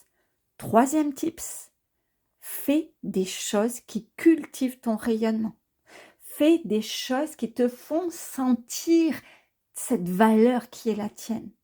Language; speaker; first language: French; native; French